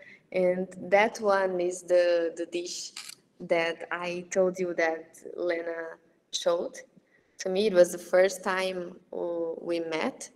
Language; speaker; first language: English; non-native, fluent; Portuguese